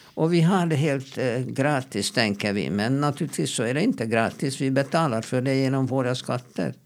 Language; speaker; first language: Swedish; non-native, fluent; Hungarian